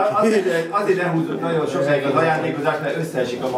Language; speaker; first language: Hungarian; native; Hungarian